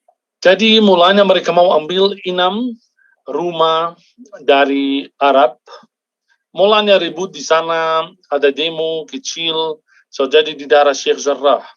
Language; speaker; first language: Indonesian; non-native, fluent; Arabic